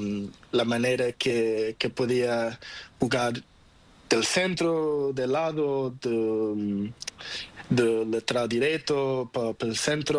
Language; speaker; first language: Spanish; non-native, learner; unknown